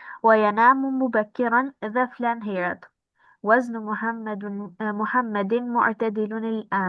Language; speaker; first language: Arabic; non-native, learner; Albanian